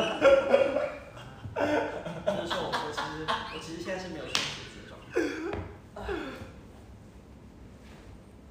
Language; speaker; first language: Chinese; native; Chinese